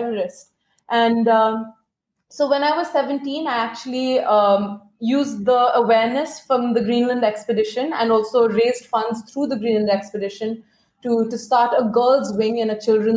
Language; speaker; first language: English; non-native, local second language; Hindi